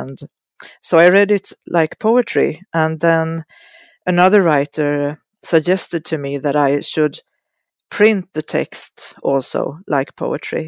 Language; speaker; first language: English; non-native, fluent; Swedish